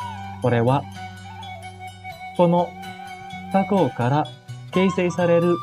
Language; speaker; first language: Japanese; non-native, fluent; Indonesian